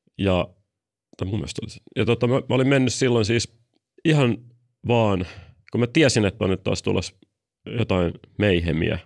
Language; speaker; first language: Finnish; native; Finnish